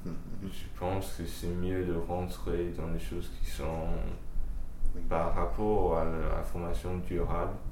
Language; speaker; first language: French; early bilingual, heritage; French